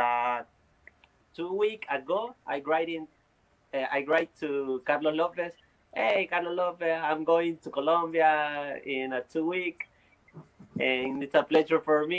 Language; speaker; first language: English; non-native, learner; Spanish